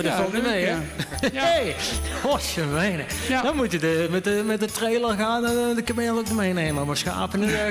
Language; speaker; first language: Dutch; native; Dutch